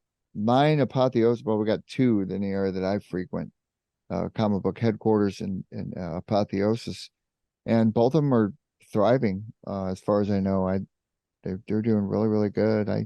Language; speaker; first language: English; native; English